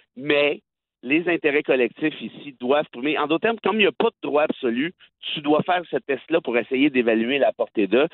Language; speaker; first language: French; native; French